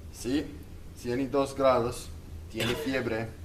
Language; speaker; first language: Spanish; non-native, learner; English